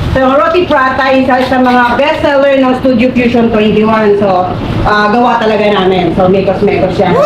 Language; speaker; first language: Filipino; native; Filipino